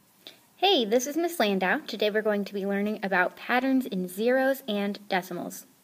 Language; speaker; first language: English; native; English